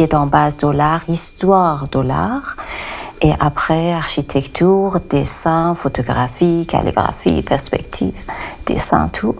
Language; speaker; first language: French; non-native, learner; Persian